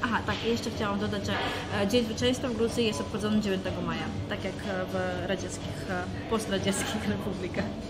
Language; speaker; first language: Polish; non-native, fluent; Georgian